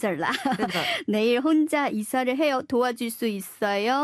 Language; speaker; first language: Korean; non-native, fluent; Chinese